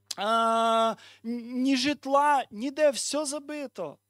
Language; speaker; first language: Ukrainian; native; Ukrainian